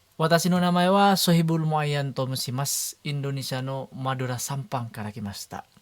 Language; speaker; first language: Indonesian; non-native, local second language; Madurese